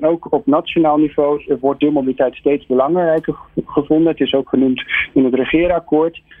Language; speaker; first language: Dutch; native; Dutch